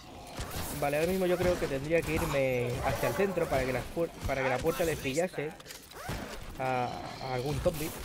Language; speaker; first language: Spanish; native; Spanish